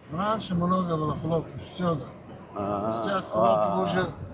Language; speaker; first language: Russian; non-native, local second language; Uzbek